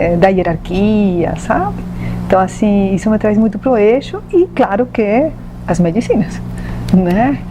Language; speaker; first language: Portuguese; non-native, fluent; Spanish